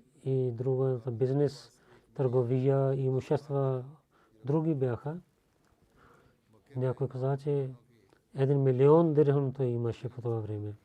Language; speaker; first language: Bulgarian; non-native, learner; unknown